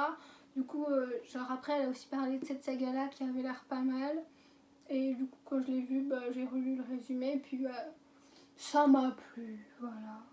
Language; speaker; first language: French; native; French